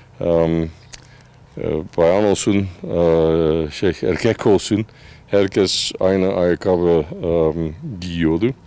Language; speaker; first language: Turkish; non-native, fluent; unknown